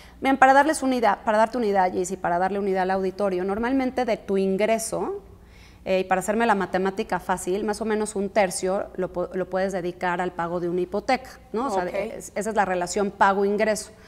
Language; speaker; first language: Spanish; native; Spanish